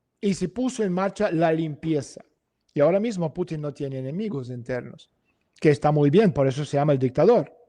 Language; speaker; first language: Spanish; non-native, fluent; Russian